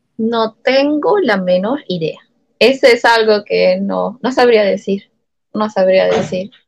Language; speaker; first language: Spanish; non-native, fluent; Italian